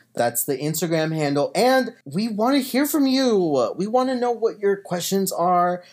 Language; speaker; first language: English; native; English